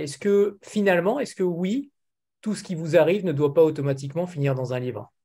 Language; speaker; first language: French; native; French